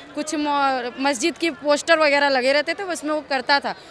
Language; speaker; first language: Hindi; native; Hindi